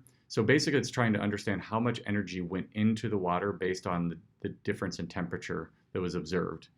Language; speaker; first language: English; native; English